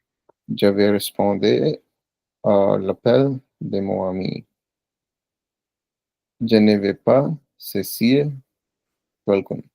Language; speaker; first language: French; non-native, learner; Punjabi